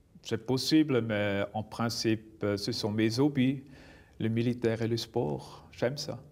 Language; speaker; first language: French; non-native, local second language; German